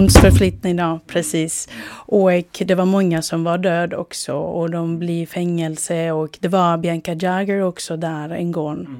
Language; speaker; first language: Swedish; non-native, fluent; Spanish